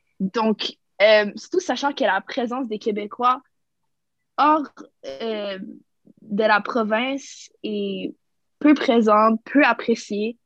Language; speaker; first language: French; native; French